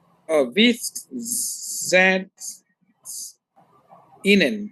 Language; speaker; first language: German; non-native, learner; Bangla